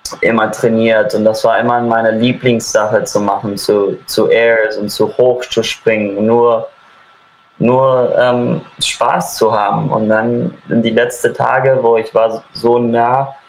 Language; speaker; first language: German; early bilingual, heritage; German